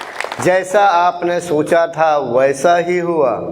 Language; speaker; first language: Hindi; native; Hindi